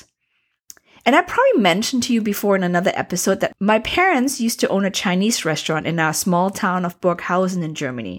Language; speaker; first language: English; non-native, fluent; Cantonese